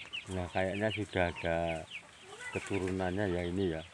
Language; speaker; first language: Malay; non-native, local second language; Javanese